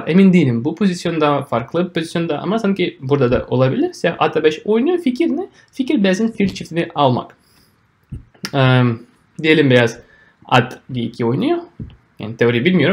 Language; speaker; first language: Turkish; non-native, fluent; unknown